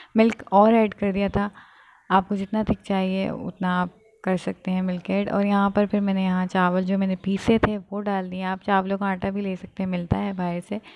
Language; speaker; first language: Urdu; native; Urdu